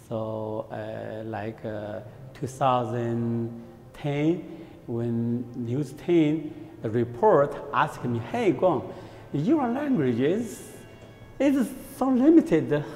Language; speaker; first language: English; non-native, learner; Chinese